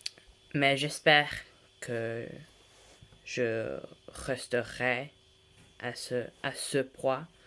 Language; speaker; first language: French; non-native, learner; English